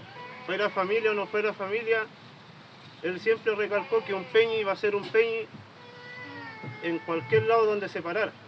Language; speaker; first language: Spanish; native; Spanish